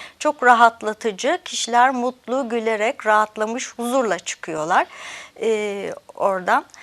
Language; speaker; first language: Turkish; early bilingual, heritage; Turkish